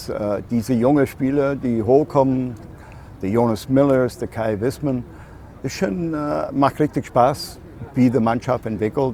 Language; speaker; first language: German; non-native, fluent; English